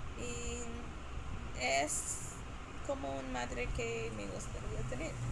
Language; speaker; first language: Spanish; non-native, learner; English